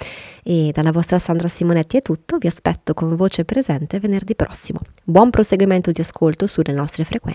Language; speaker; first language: Italian; native; Italian